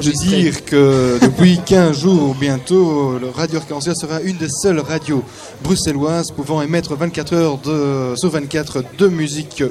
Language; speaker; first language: French; native; French